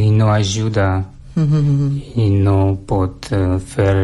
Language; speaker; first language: Catalan; non-native, learner; Russian